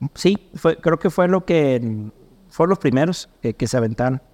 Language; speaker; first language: Spanish; native; Spanish